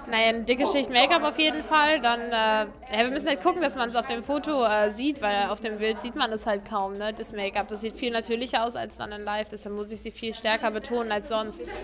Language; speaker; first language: German; native; German